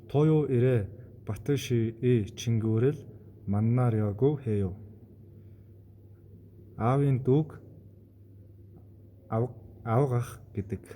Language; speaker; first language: Korean; non-native, fluent; Mongolian